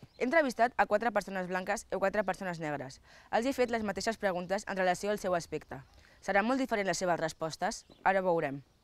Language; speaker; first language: Catalan; early bilingual, other home language; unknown